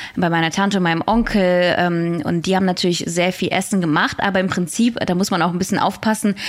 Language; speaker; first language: German; early bilingual, other home language; Russian